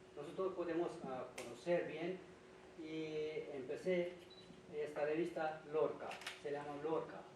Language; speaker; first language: Spanish; non-native, fluent; Hindi